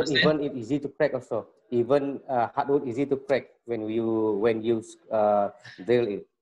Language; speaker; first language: English; non-native, local second language; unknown